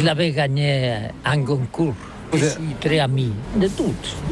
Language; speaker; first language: French; non-native, learner; Catalan